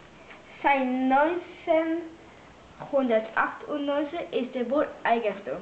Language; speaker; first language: German; non-native, learner; Spanish